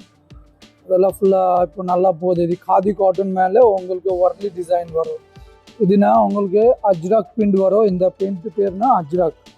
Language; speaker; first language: Tamil; non-native, fluent; Hindi